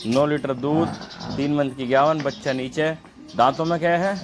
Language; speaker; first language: Hindi; native; Hindi